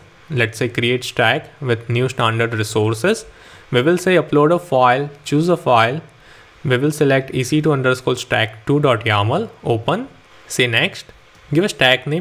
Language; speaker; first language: English; non-native, local second language; Hindi